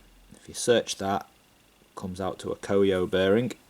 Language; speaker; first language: English; native; English